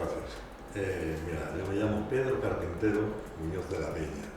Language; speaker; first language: Spanish; native; Spanish